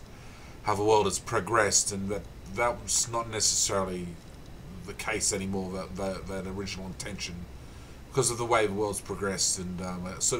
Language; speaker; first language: English; native; English